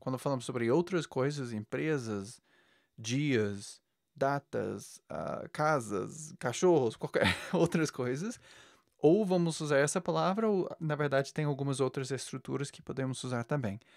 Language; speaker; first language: Portuguese; non-native, fluent; English